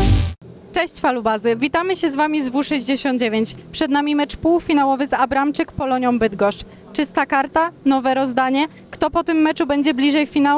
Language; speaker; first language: Polish; native; Polish